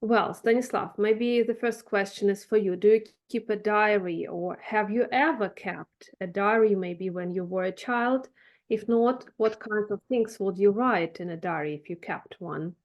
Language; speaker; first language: English; non-native, fluent; Russian